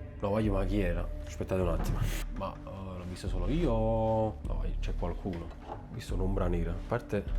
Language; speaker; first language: Italian; native; Italian